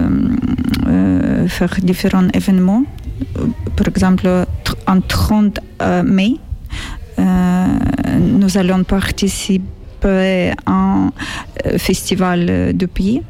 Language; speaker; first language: French; non-native, learner; Ukrainian